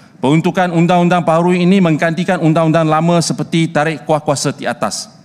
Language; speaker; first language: Malay; non-native, local second language; Chinese